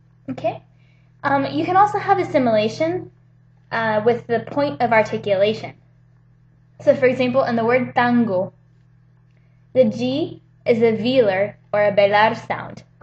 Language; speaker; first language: English; native; English